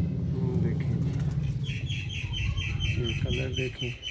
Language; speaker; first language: Hindi; non-native, local second language; Punjabi